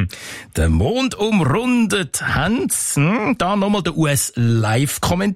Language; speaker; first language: German; native; German